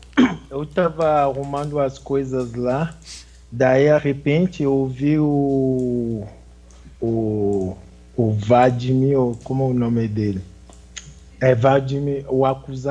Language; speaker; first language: Portuguese; non-native, fluent; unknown